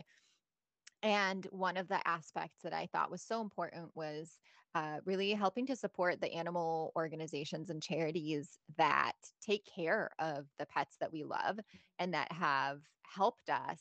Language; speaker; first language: English; non-native, fluent; Bosnian